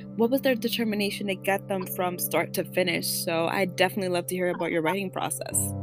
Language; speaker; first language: English; early bilingual, other home language; Spanish